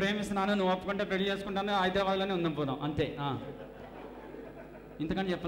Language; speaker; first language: Telugu; native; Telugu